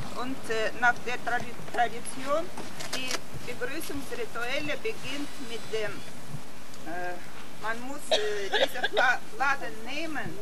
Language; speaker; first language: German; non-native, fluent; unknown